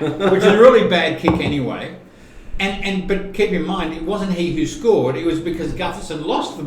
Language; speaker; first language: English; native; English